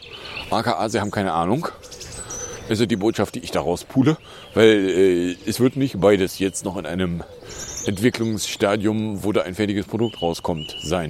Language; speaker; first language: German; native; German